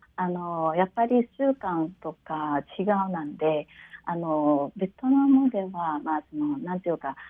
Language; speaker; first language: Japanese; non-native, fluent; Vietnamese